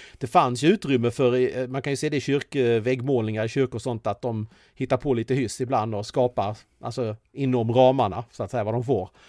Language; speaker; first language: Swedish; native; Swedish